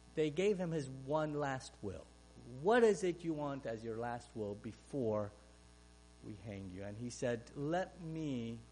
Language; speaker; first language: English; non-native, fluent; Romanian